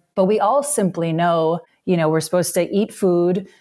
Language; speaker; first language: English; native; English